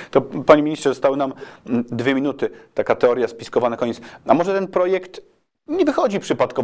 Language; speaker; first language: Polish; native; Polish